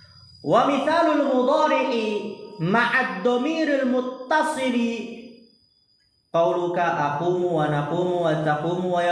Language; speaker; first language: Arabic; non-native, fluent; Indonesian